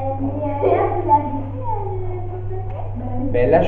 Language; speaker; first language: French; native; French